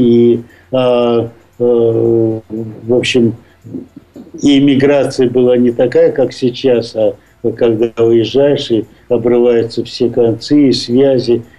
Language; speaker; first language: Russian; native; Russian